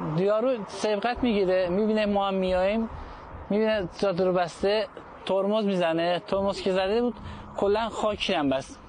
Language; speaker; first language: Persian; non-native, local second language; Azerbaijani